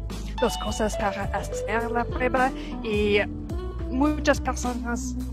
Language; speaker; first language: Spanish; non-native, fluent; English